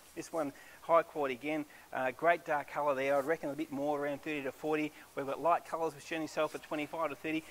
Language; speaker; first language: English; native; English